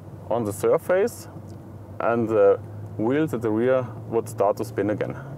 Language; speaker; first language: English; non-native, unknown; German